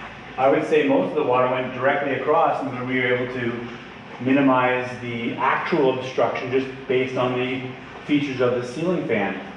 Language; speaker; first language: English; native; English